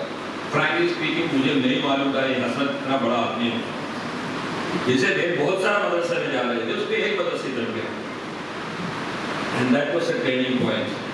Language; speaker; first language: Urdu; non-native, local second language; Malayalam